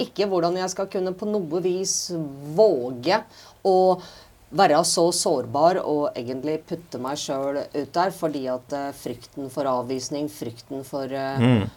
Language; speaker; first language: Norwegian; native; Norwegian